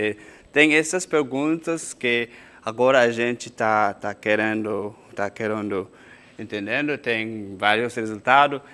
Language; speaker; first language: Portuguese; non-native, fluent; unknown